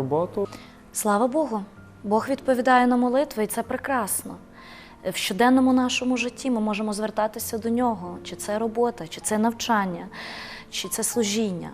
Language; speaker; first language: Ukrainian; native; Ukrainian